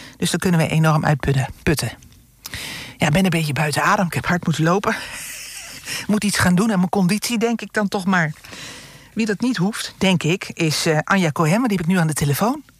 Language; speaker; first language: Dutch; native; Dutch